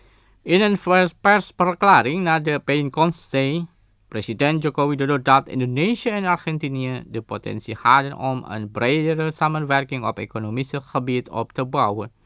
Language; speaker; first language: Dutch; non-native, fluent; Indonesian